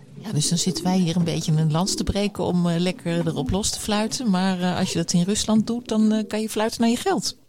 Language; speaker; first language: Dutch; native; Dutch